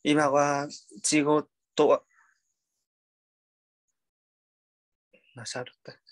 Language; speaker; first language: Japanese; non-native, learner; Vietnamese